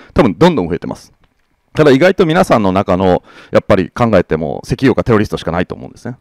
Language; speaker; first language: Japanese; native; Japanese